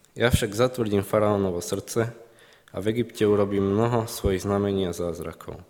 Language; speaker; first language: Slovak; native; Slovak